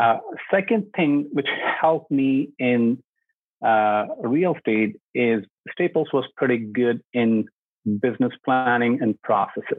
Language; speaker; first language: English; non-native, local second language; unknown